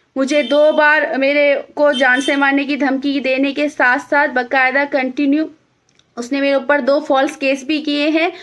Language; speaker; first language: Hindi; native; Hindi